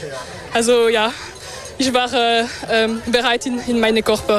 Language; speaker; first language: German; non-native, local second language; French